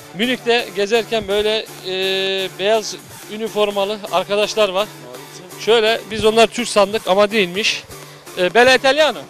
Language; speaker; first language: Turkish; native; Turkish